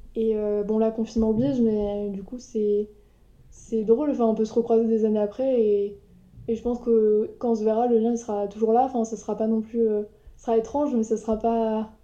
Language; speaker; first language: French; native; French